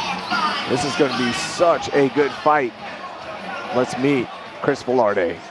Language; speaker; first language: English; native; English